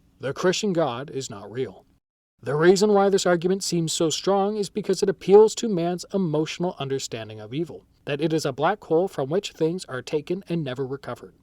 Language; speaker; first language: English; native; English